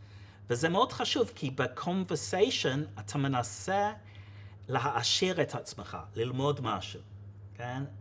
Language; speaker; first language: Hebrew; non-native, fluent; English